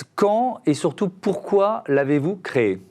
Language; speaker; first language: French; native; French